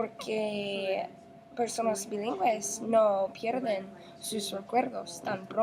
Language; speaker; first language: Spanish; non-native, learner; English